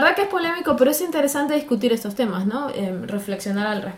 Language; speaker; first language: Spanish; native; Spanish